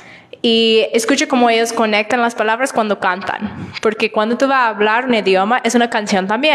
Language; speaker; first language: Spanish; non-native, learner; English